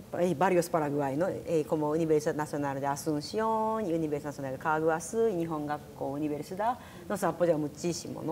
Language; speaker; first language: Spanish; non-native, learner; Japanese